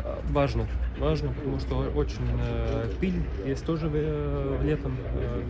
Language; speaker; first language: Russian; non-native, learner; Latvian